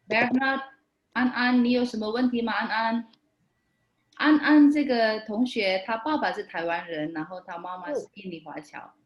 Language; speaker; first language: Chinese; non-native, fluent; Indonesian